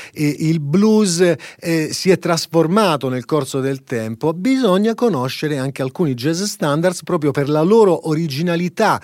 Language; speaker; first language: Italian; native; Italian